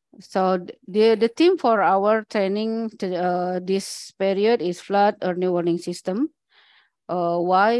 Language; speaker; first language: English; non-native, learner; Indonesian